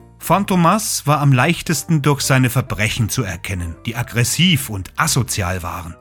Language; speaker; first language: German; native; German